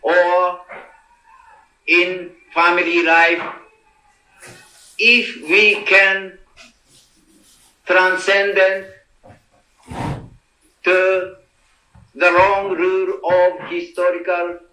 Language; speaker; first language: English; non-native, learner; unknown